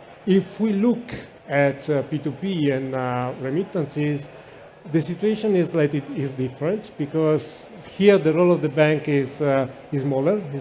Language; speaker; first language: English; non-native, fluent; Italian